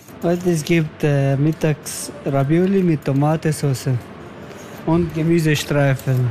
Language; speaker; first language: German; non-native, learner; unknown